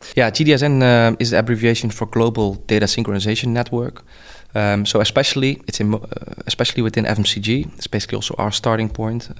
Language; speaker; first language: English; non-native, fluent; Dutch